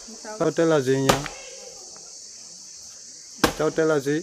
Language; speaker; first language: Vietnamese; non-native, learner; Portuguese